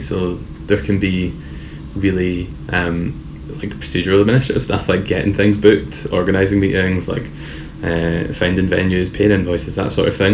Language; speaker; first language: English; native; English